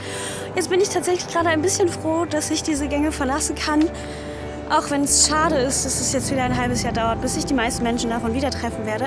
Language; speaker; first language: German; native; German